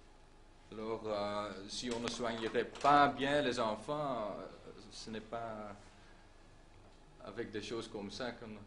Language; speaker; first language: French; non-native, local second language; Dutch